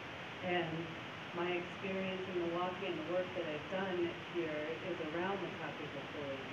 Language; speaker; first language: English; native; English